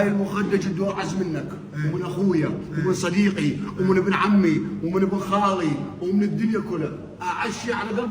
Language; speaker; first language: Arabic; native; Arabic